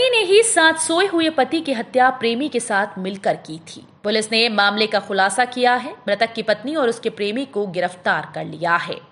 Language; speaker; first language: Hindi; native; Hindi